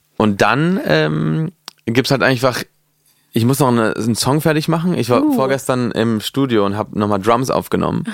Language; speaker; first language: German; non-native, fluent; Spanish